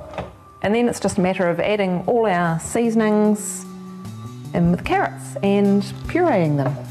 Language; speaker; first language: English; native; English